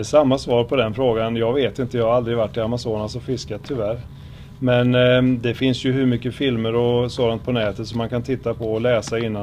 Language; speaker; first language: Swedish; native; Swedish